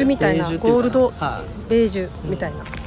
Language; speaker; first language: Japanese; native; Japanese